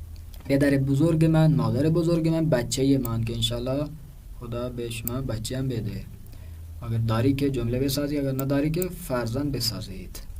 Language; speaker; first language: Persian; non-native, fluent; Urdu